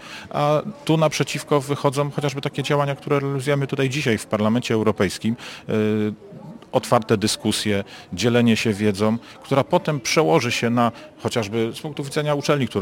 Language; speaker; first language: Polish; native; Polish